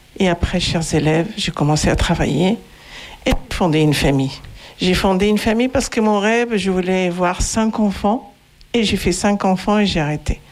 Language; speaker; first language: French; non-native, local second language; Arabic